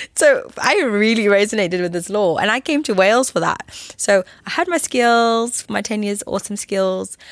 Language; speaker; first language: English; native; English